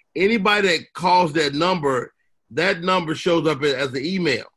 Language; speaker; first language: English; native; English